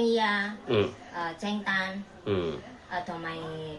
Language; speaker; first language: Cantonese; non-native, learner; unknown